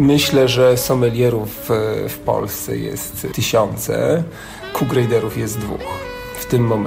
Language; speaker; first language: Polish; native; Polish